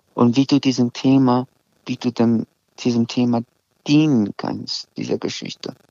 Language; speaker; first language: German; early bilingual, other home language; Azerbaijani